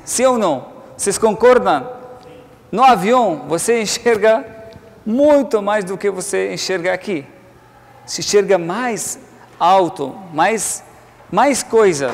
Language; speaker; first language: Portuguese; non-native, learner; Arabic